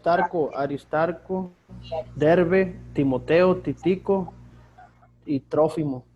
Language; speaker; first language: Spanish; native; Spanish